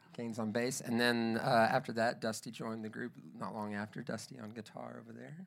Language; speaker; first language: English; native; English